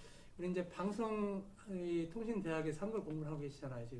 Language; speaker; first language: Korean; native; Korean